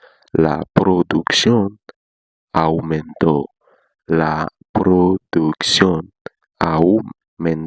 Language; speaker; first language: Spanish; non-native, learner; Haitian Creole